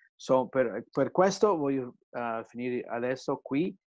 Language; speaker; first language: Italian; early bilingual, heritage; Italian